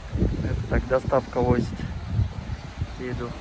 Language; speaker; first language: Russian; non-native, fluent; Korean